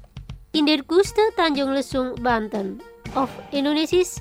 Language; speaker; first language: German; non-native, learner; Indonesian